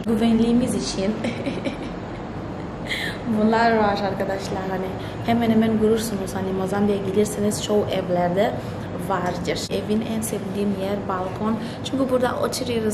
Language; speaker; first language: Turkish; non-native, fluent; Portuguese